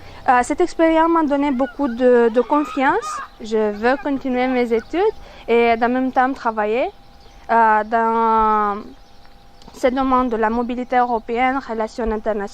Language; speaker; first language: French; non-native, fluent; Romanian